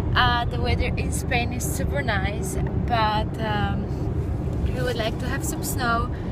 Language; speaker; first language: English; non-native, fluent; Polish